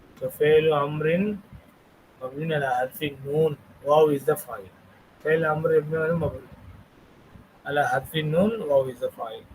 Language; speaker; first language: Arabic; non-native, fluent; Tamil